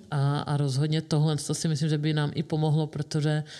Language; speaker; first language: Czech; native; Czech